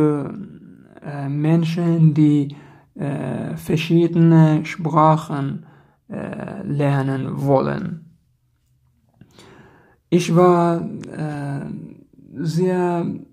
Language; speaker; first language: German; non-native, learner; Persian